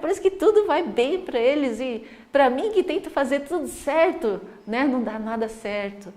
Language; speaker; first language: Portuguese; native; Portuguese